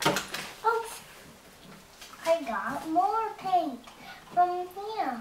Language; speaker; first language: English; native; English